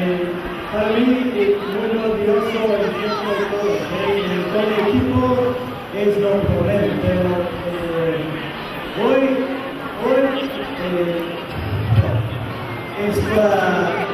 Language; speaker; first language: Spanish; non-native, learner; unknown